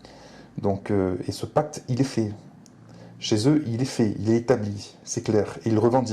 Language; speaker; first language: French; native; French